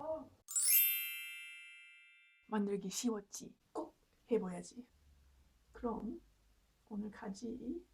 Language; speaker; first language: Korean; non-native, learner; English